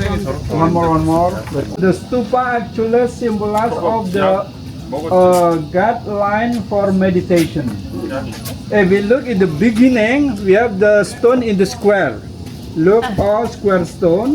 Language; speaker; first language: English; non-native, learner; Indonesian